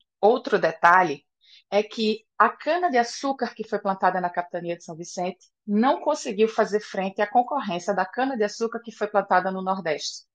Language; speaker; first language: Portuguese; native; Portuguese